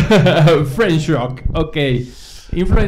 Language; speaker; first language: Spanish; native; Spanish